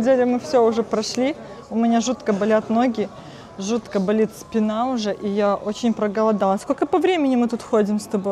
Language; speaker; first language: Russian; native; Russian